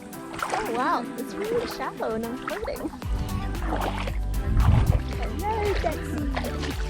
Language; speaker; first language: English; native; English